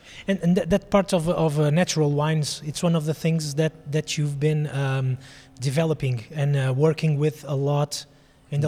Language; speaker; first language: English; non-native, fluent; Portuguese